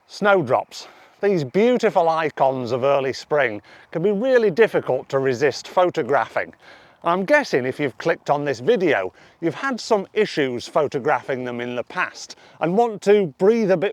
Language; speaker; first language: English; native; English